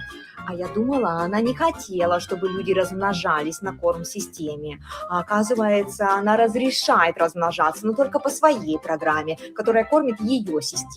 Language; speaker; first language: Russian; native; Russian